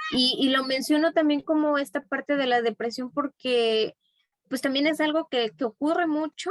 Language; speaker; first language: Spanish; native; Spanish